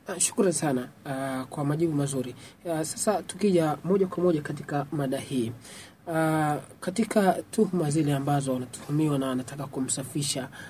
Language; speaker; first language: Swahili; native; Swahili